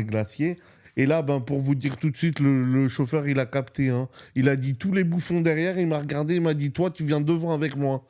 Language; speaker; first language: French; native; French